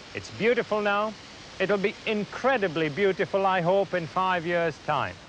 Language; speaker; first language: English; native; English